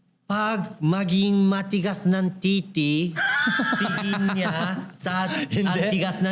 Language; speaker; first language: Filipino; non-native, learner; Japanese